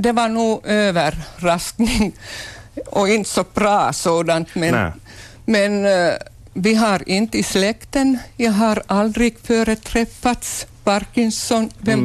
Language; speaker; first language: Swedish; non-native, local second language; Finnish